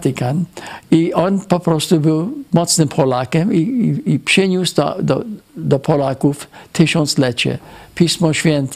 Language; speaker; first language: Polish; non-native, fluent; English